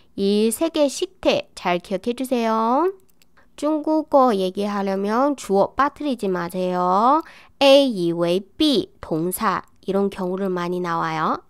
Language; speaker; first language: Korean; non-native, fluent; Chinese